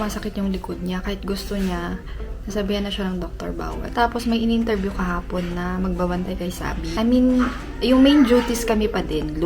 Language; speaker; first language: Filipino; native; Filipino